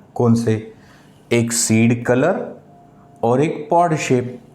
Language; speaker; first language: Hindi; non-native, local second language; Marathi